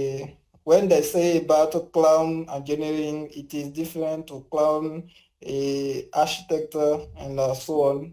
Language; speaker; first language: English; non-native, learner; French